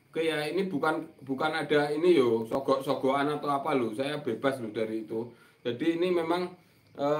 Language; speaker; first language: Indonesian; non-native, local second language; Javanese